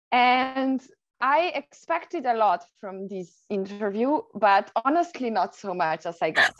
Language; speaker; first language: English; non-native, fluent; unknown